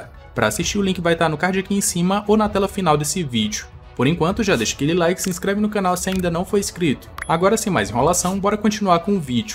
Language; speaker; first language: Portuguese; native; Portuguese